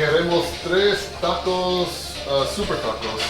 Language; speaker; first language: Spanish; non-native, learner; English